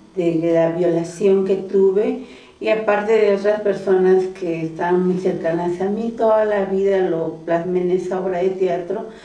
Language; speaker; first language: Spanish; non-native, local second language; Tzotzil